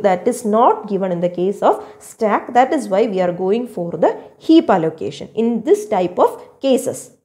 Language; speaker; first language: English; non-native, local second language; Malayalam